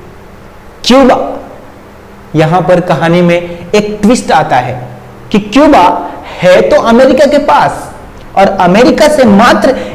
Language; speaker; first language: Hindi; native; Hindi